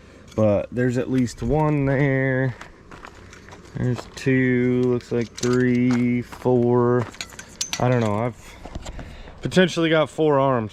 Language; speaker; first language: English; native; English